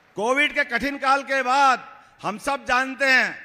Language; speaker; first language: Hindi; native; Hindi